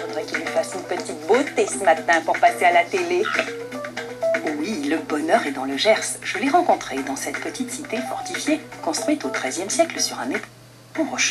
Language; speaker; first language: French; native; French